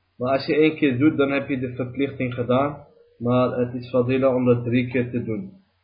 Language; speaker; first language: Dutch; early bilingual, other home language; Arabic